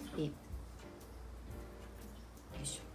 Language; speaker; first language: Japanese; native; Japanese